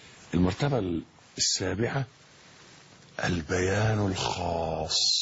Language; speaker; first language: Arabic; native; Arabic